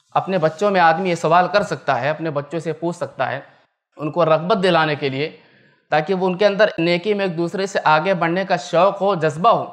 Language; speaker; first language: Hindi; native; Hindi